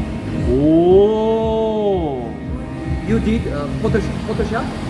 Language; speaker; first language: English; non-native, learner; Korean